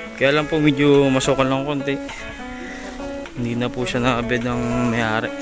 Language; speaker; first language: Filipino; native; Filipino